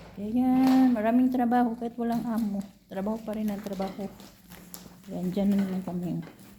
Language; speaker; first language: Filipino; non-native, local second language; Cebuano